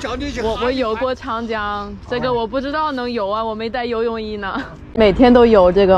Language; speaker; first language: Chinese; non-native, fluent; English